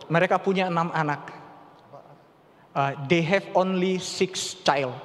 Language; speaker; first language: English; non-native, learner; Indonesian